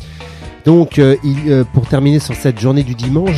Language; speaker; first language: French; native; French